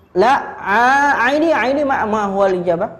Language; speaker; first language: Arabic; non-native, fluent; Indonesian